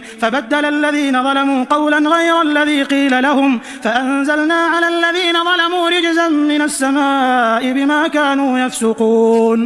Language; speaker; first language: Arabic; native; Arabic